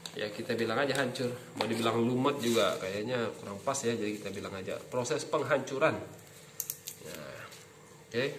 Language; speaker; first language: Indonesian; non-native, local second language; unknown